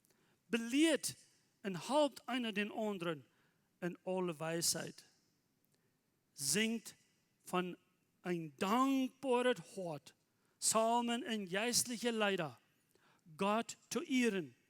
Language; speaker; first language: German; non-native, learner; Plautdietsch